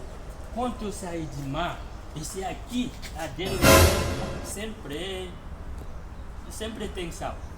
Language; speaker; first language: Portuguese; non-native, learner; Haitian Creole